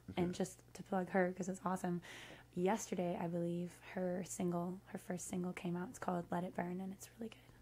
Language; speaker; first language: English; native; English